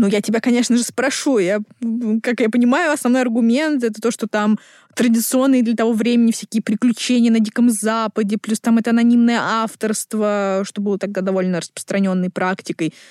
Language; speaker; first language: Russian; native; Russian